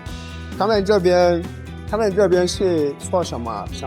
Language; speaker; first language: Chinese; non-native, fluent; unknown